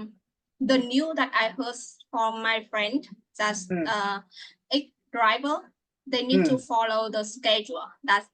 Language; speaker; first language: English; non-native, fluent; Vietnamese